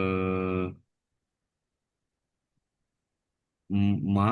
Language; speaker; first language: German; non-native, learner; Indonesian